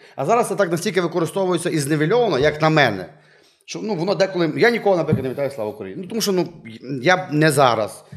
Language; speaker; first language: Ukrainian; native; Ukrainian